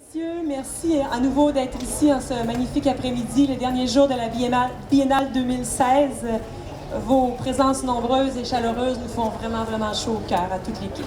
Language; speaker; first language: French; native; French